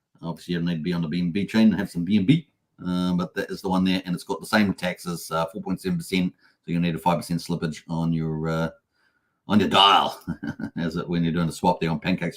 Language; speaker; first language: English; native; English